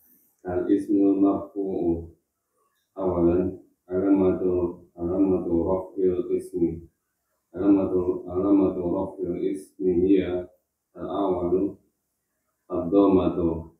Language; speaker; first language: Arabic; non-native, learner; Indonesian